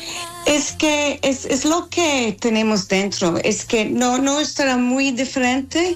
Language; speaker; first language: Spanish; non-native, fluent; English